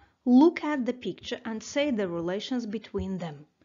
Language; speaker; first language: English; non-native, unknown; Azerbaijani